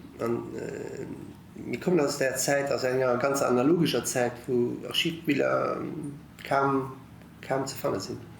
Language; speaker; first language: Luxembourgish; early bilingual, other home language; Italian